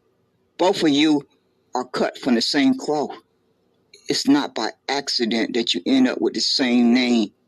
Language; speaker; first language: English; native; English